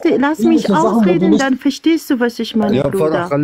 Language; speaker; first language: German; non-native, learner; Arabic